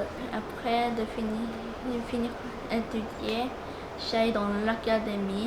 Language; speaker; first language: French; non-native, learner; Korean